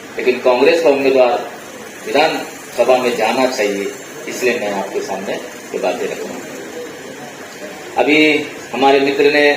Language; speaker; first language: Hindi; non-native, local second language; Marathi